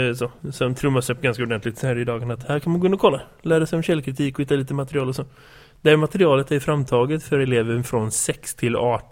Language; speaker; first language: Swedish; native; Swedish